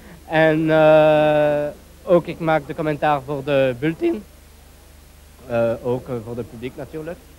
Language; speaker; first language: Dutch; non-native, local second language; French